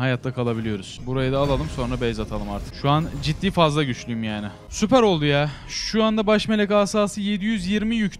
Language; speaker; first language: Turkish; native; Turkish